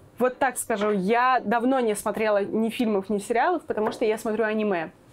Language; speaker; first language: Russian; native; Russian